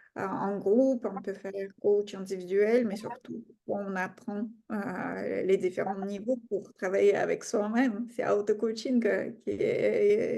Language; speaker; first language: French; non-native, fluent; Russian